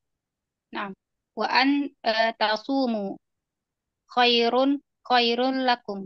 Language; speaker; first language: Arabic; non-native, learner; Indonesian